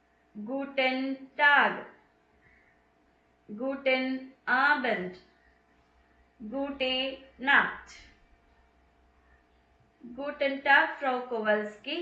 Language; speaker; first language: German; non-native, fluent; Tamil